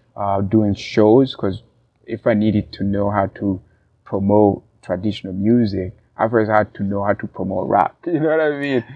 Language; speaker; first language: English; non-native, local second language; Rundi